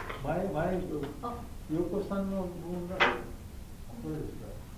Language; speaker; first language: Japanese; non-native, fluent; Bangla